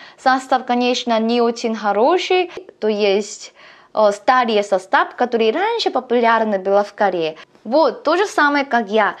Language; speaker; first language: Russian; non-native, learner; Korean